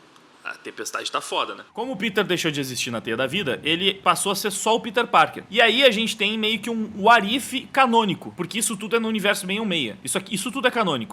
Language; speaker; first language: Portuguese; native; Portuguese